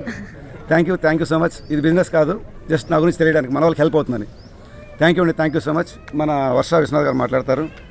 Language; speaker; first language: Telugu; native; Telugu